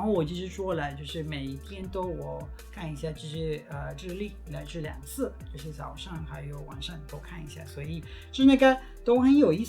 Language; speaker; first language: Chinese; non-native, fluent; Spanish